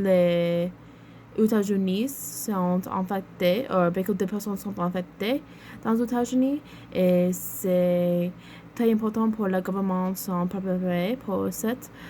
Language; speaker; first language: French; non-native, learner; English